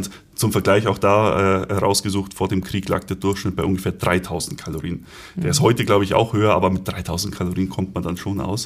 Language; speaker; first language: German; native; German